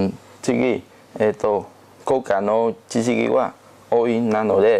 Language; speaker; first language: Japanese; non-native, learner; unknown